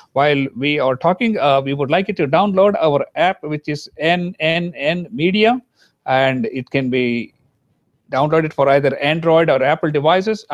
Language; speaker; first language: English; non-native, local second language; Kannada